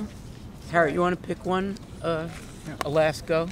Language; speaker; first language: English; native; English